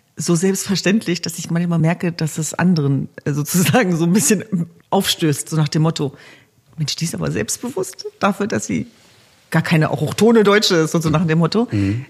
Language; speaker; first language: German; early bilingual, other home language; Kurdish